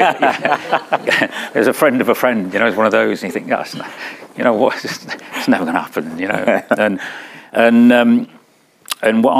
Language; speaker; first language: English; native; English